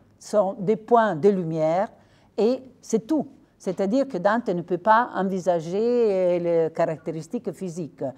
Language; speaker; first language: French; non-native, fluent; Italian